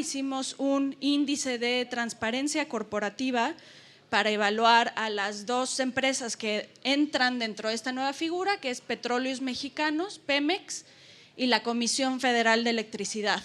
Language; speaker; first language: Spanish; native; Spanish